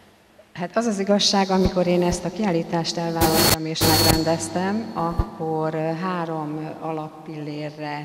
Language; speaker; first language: Hungarian; native; Hungarian